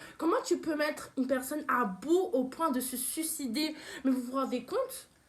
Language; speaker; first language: French; early bilingual, other home language; Portuguese